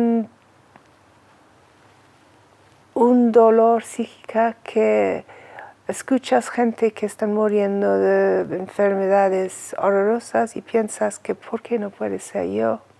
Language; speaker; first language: Spanish; non-native, fluent; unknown